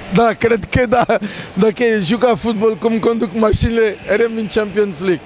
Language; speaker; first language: Romanian; non-native, fluent; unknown